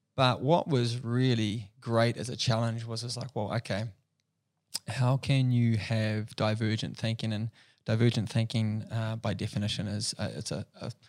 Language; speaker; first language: English; native; English